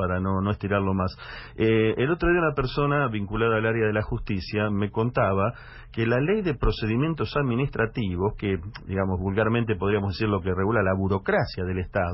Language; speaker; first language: Spanish; native; Spanish